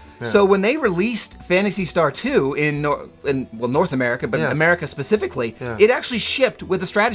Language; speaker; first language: English; native; English